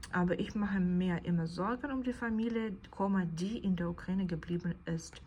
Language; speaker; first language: German; non-native, fluent; Ukrainian